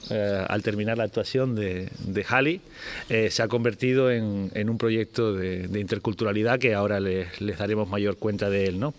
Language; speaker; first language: Spanish; native; Spanish